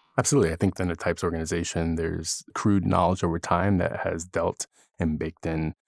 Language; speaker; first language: English; native; English